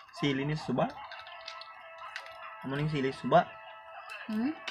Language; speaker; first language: Filipino; non-native, local second language; Hiligaynon